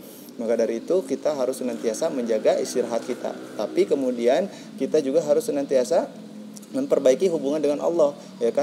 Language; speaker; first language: Indonesian; native; Indonesian